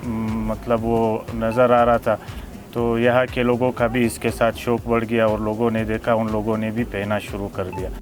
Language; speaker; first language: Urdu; non-native, local second language; Pashto